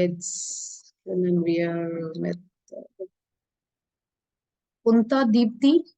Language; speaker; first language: German; non-native, fluent; Hindi